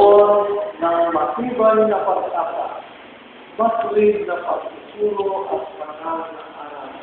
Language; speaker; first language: Filipino; native; Filipino